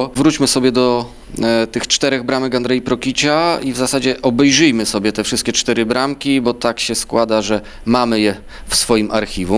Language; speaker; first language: Polish; native; Polish